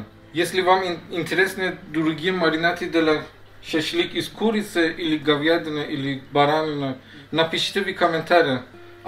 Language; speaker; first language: Russian; non-native, learner; Persian